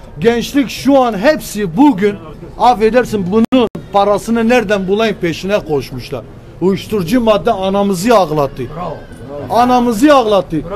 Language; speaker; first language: Turkish; non-native, local second language; Kurdish